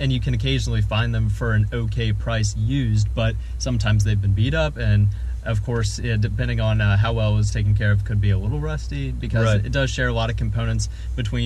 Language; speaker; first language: English; native; English